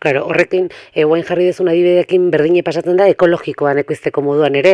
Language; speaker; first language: Basque; native; Basque